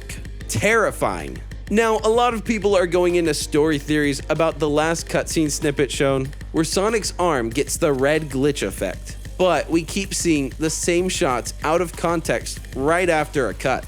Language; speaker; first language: English; native; English